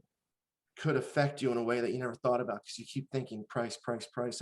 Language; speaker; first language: English; native; English